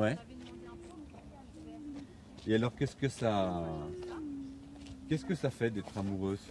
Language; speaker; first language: French; native; French